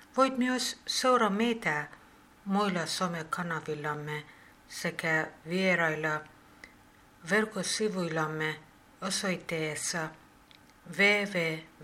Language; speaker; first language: Finnish; non-native, fluent; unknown